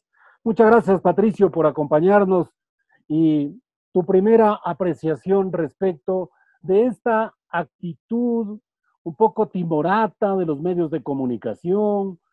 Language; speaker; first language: Spanish; native; Spanish